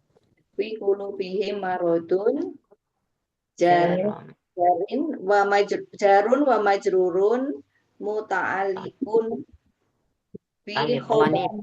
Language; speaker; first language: Arabic; non-native, learner; Indonesian